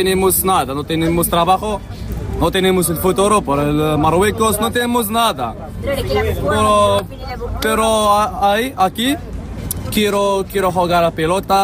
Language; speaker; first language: Spanish; non-native, learner; Arabic